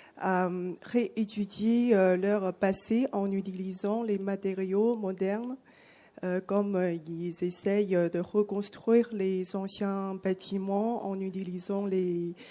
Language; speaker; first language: French; non-native, fluent; Chinese